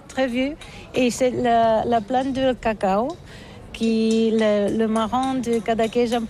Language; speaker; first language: French; non-native, learner; Catalan